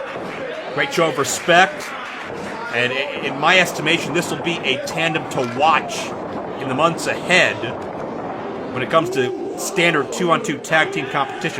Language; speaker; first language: English; native; English